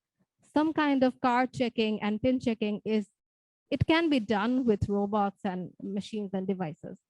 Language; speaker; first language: English; non-native, local second language; Bangla